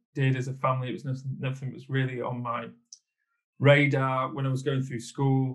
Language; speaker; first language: English; native; English